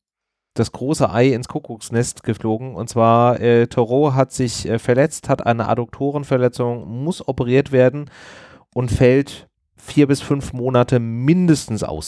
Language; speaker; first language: German; native; German